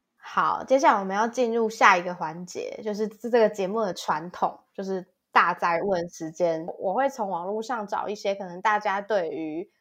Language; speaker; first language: Chinese; native; Chinese